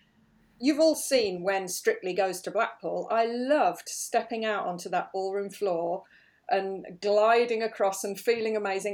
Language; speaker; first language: English; native; English